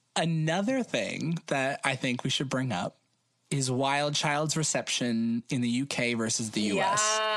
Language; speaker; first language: English; native; English